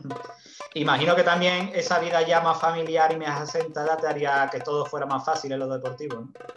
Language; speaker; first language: Spanish; native; Spanish